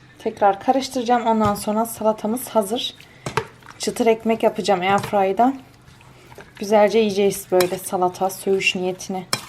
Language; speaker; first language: Turkish; early bilingual, heritage; Turkish